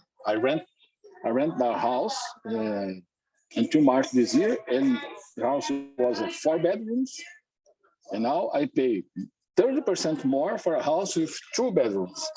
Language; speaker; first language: English; non-native, learner; Portuguese